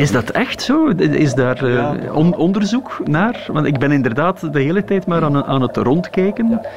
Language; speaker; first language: Dutch; native; Dutch